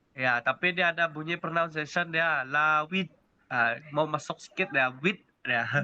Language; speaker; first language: Malay; non-native, local second language; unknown